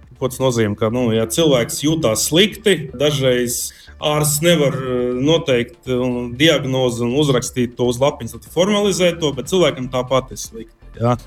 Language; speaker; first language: Latvian; non-native, local second language; Russian